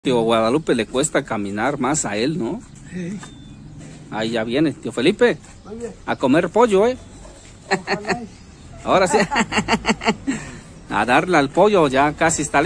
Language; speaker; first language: Spanish; native; Spanish